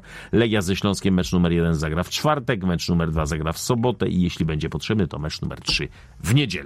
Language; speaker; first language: Polish; native; Polish